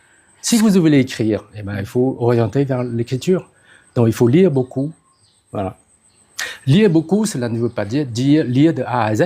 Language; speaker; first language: French; non-native, fluent; Khmer